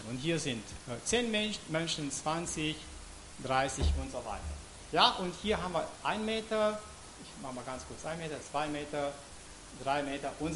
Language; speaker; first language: German; non-native, fluent; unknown